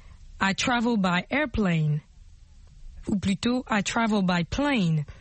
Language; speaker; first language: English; non-native, fluent; French